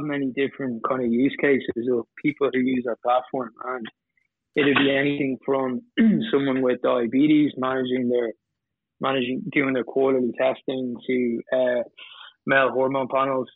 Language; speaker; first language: English; native; English